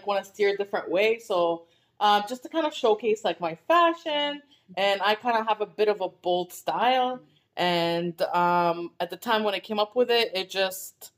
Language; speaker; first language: English; non-native, fluent; Arabic